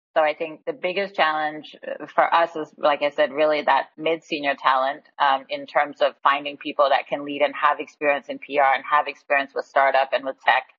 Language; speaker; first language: English; non-native, fluent; Danish